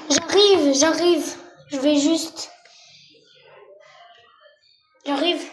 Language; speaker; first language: French; non-native, local second language; Arabic